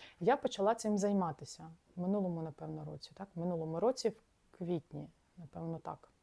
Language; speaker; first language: Ukrainian; non-native, local second language; Russian